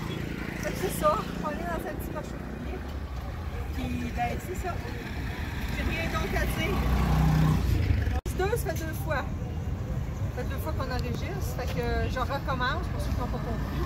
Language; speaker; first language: French; native; French